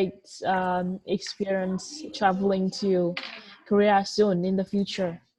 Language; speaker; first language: English; non-native, fluent; Vietnamese